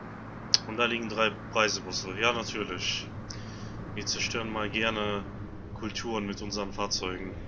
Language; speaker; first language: German; native; German